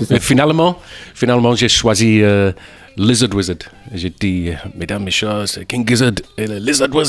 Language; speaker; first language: French; non-native, fluent; English